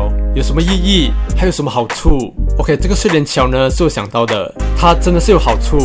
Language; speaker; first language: Chinese; native; Chinese